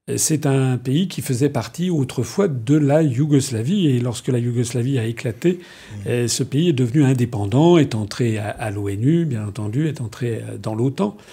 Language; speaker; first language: French; native; French